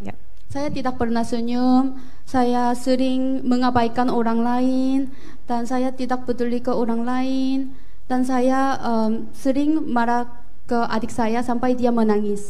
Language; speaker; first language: Indonesian; non-native, fluent; Korean